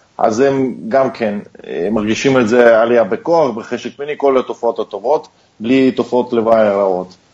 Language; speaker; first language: Hebrew; non-native, fluent; Russian